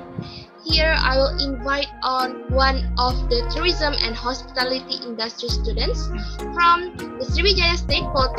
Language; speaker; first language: English; non-native, learner; Indonesian